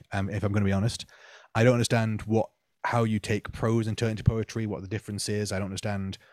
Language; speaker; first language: English; native; English